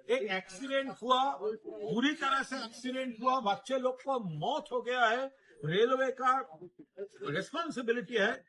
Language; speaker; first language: Hindi; non-native, local second language; Bangla